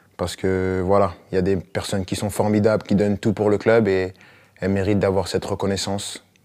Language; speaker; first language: French; native; French